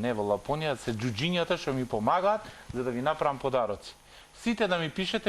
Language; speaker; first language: Macedonian; native; Macedonian